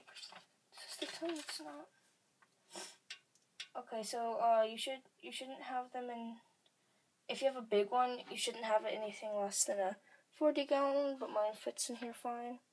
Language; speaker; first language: English; native; English